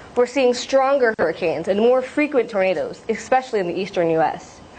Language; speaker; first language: English; native; English